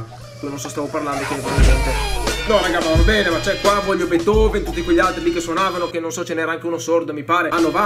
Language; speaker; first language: Italian; native; Italian